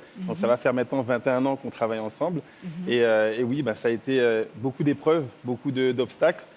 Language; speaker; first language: French; native; French